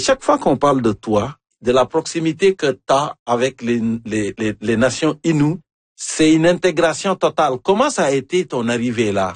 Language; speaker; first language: French; native; French